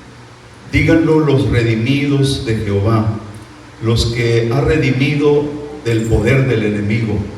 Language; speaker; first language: Spanish; native; Spanish